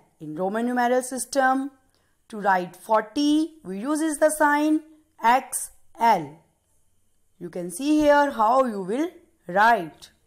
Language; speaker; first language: English; non-native, local second language; Punjabi